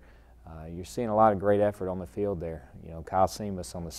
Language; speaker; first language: English; native; English